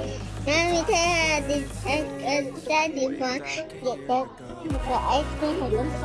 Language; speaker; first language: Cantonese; early bilingual, heritage; English